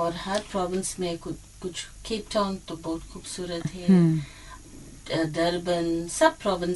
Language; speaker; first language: Hindi; early bilingual, heritage; English